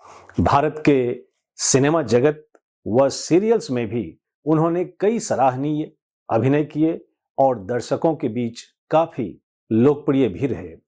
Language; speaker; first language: Hindi; native; Hindi